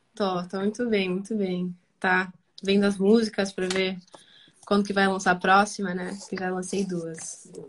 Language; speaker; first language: Portuguese; early bilingual, other home language; Spanish